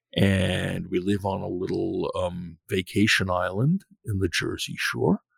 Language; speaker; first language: English; native; English